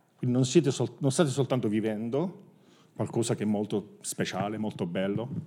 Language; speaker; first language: Italian; native; Italian